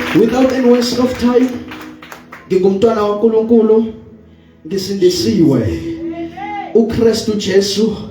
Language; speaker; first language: Zulu; non-native, local second language; Swati